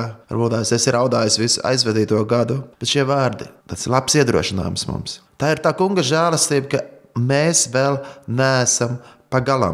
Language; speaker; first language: Latvian; native; Latvian